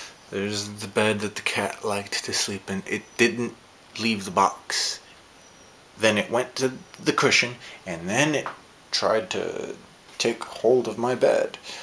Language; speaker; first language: English; native; English